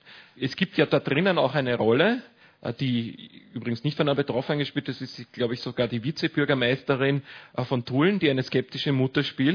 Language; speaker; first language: German; native; German